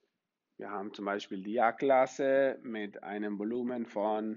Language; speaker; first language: German; non-native, fluent; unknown